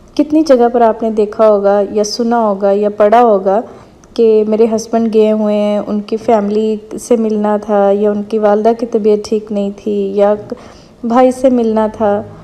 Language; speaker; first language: Urdu; native; Urdu